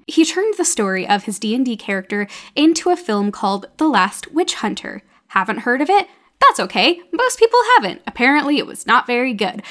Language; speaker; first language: English; native; English